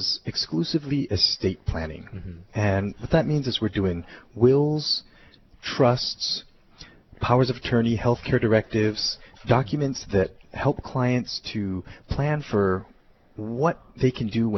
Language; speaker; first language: English; native; English